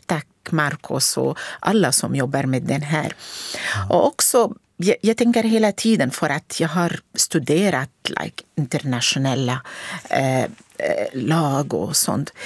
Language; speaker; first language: Swedish; non-native, fluent; Arabic